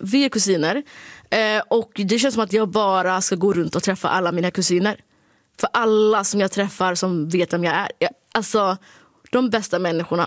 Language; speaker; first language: Swedish; early bilingual, other home language; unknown